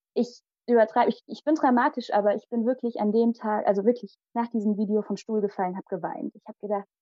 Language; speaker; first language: German; early bilingual, other home language; Malayalam